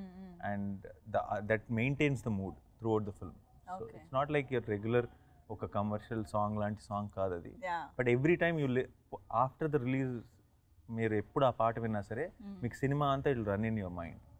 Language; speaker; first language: Telugu; native; Telugu